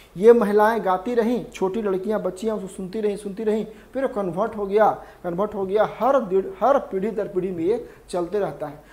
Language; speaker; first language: Hindi; native; Hindi